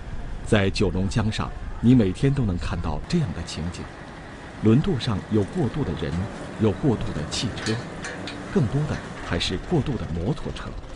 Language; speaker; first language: Chinese; native; Chinese